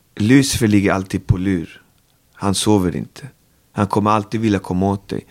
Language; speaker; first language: Swedish; native; Swedish